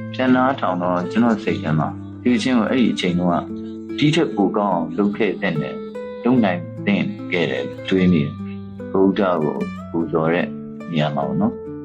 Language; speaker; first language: Burmese; native; Burmese